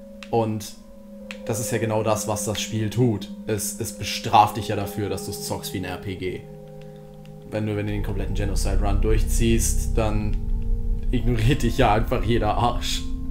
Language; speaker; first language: German; native; German